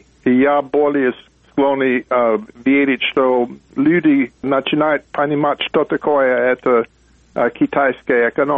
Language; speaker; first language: Russian; non-native, fluent; English